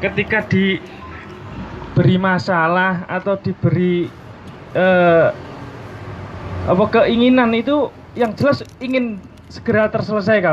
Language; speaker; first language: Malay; non-native, local second language; Javanese